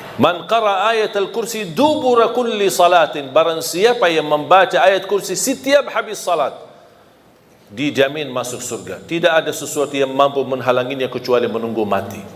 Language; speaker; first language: Indonesian; non-native, fluent; Arabic